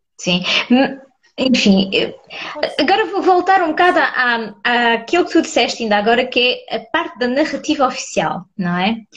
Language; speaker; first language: Portuguese; early bilingual, heritage; Portuguese